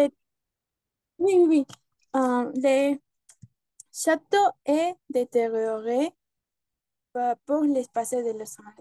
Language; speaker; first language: French; non-native, learner; Spanish